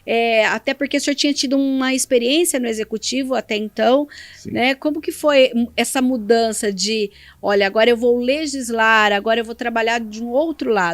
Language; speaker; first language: Portuguese; native; Portuguese